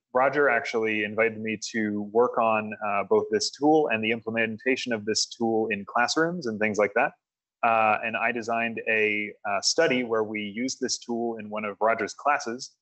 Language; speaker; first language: English; native; English